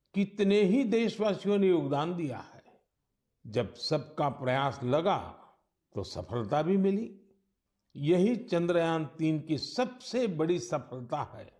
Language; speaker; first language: Hindi; non-native, local second language; Gujarati